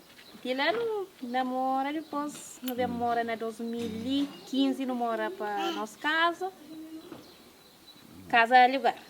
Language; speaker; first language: Portuguese; non-native, local second language; Kabuverdianu